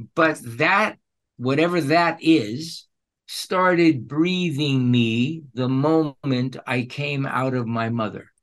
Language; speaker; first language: English; early bilingual, other home language; Spanish